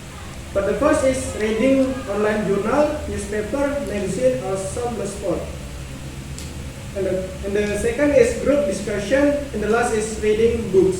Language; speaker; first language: English; non-native, learner; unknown